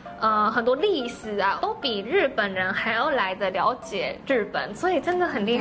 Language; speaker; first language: Chinese; non-native, fluent; Japanese